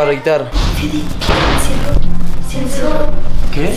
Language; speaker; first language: Spanish; native; Spanish